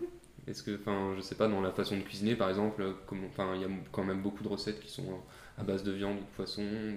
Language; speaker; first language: French; native; French